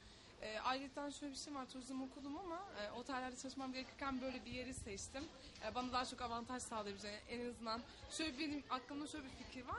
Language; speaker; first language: Turkish; native; Turkish